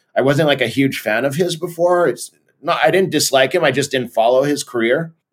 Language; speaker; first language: English; early bilingual, other home language; Portuguese